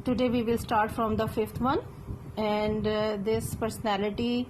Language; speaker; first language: English; non-native, local second language; Urdu